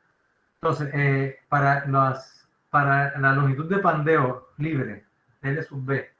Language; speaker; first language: Spanish; native; Spanish